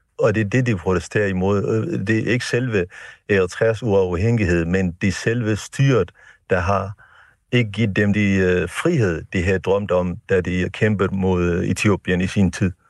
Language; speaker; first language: Danish; non-native, fluent; Tigrinya